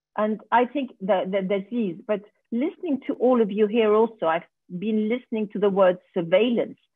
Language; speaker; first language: English; non-native, fluent; French